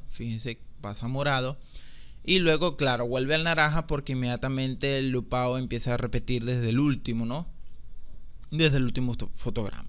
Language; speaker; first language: Spanish; native; Spanish